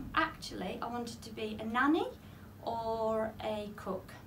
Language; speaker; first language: English; native; English